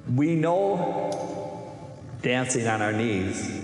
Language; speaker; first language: English; native; English